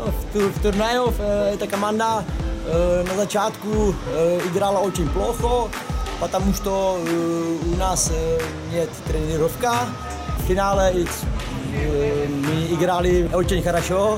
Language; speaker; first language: Russian; non-native, learner; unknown